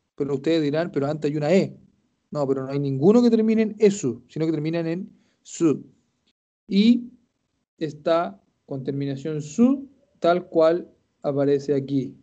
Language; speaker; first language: Spanish; native; Spanish